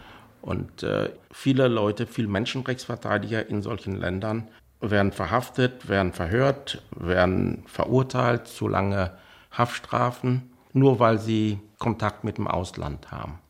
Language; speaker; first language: German; non-native, fluent; Vietnamese